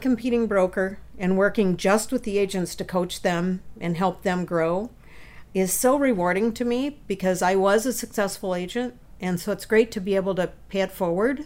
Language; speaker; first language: English; native; English